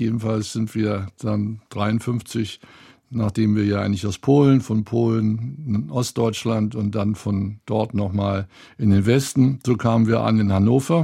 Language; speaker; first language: German; native; German